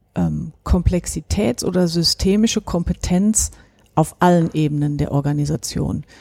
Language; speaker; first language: German; native; German